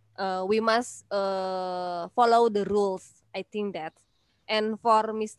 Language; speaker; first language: English; non-native, learner; Indonesian